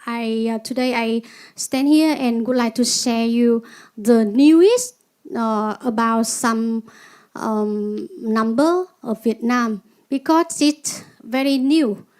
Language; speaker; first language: English; non-native, learner; Vietnamese